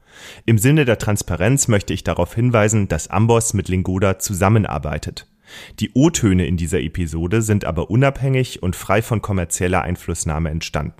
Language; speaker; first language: German; native; German